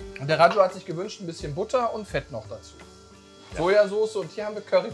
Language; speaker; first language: German; native; German